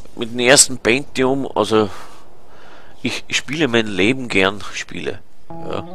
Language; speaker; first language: German; native; German